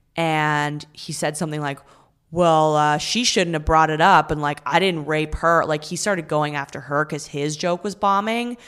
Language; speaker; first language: English; native; English